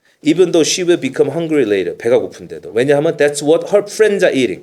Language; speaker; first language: English; non-native, fluent; Korean